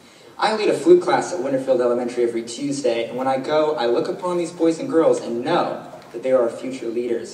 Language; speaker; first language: English; native; English